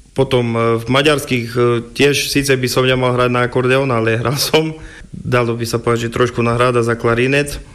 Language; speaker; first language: Slovak; non-native, local second language; Rusyn